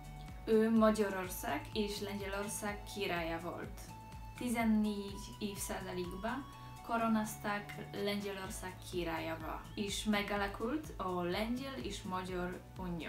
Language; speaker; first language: Hungarian; non-native, learner; Polish